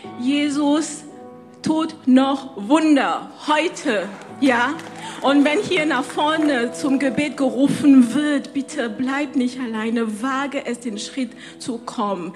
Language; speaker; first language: German; non-native, fluent; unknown